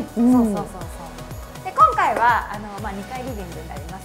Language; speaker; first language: Japanese; native; Japanese